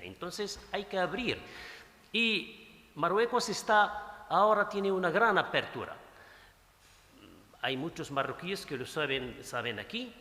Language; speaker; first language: Spanish; non-native, fluent; Arabic